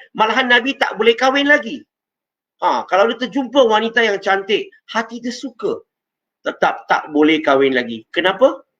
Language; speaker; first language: Malay; non-native, local second language; Chinese